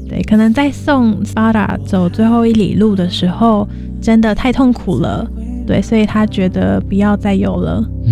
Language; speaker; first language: Chinese; native; Chinese